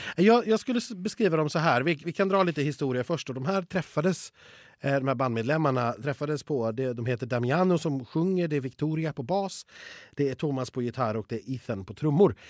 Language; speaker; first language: Swedish; native; Swedish